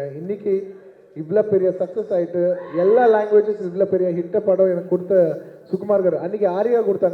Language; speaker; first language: Tamil; non-native, local second language; Telugu